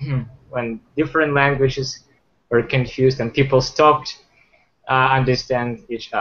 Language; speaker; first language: English; non-native, fluent; Ukrainian